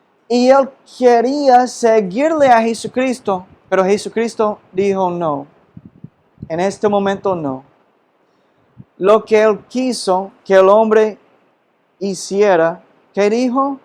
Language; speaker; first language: Spanish; non-native, fluent; English